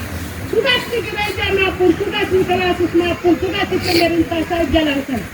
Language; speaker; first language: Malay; non-native, local second language; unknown